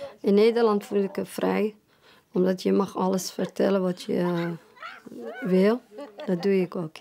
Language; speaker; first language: Dutch; non-native, fluent; Persian